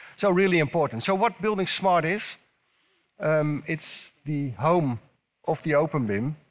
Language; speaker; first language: English; non-native, fluent; Dutch